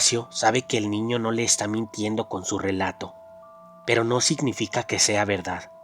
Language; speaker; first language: Spanish; native; Spanish